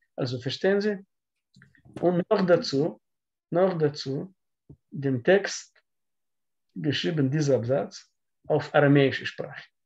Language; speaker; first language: German; non-native, learner; Russian